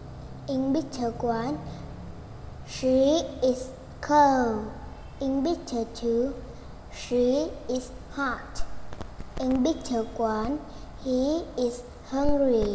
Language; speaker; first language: English; non-native, learner; Vietnamese